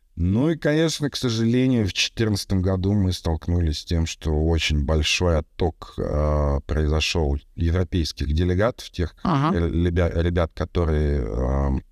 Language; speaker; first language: Russian; native; Russian